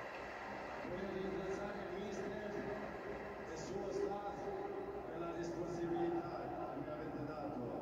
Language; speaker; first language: Italian; non-native, learner; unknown